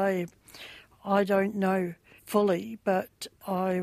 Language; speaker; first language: English; native; English